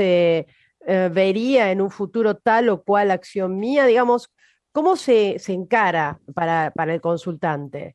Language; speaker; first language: Spanish; native; Spanish